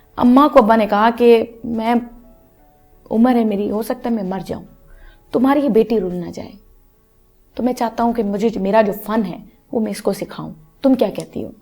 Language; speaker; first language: Urdu; non-native, local second language; Punjabi